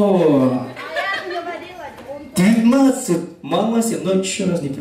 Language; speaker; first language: Russian; non-native, local second language; Kyrgyz